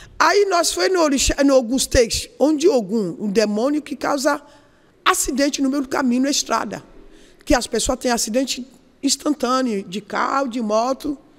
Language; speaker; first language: Portuguese; non-native, learner; Yoruba